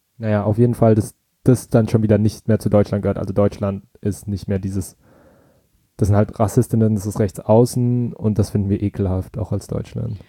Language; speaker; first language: German; native; German